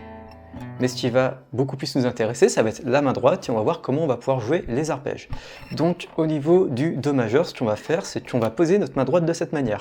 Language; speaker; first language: French; native; French